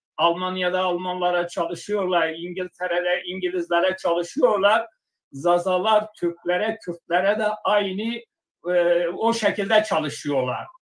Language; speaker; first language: Turkish; non-native, local second language; Zaza